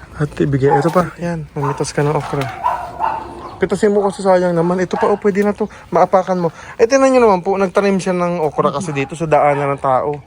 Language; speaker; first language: Filipino; native; Filipino